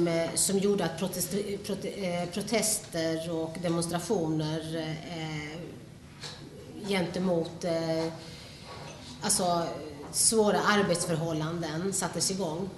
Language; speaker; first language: Swedish; early bilingual, other home language; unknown